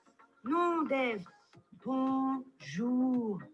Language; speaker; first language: French; non-native, learner; English